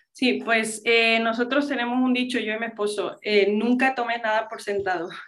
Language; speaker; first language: Spanish; non-native, local second language; English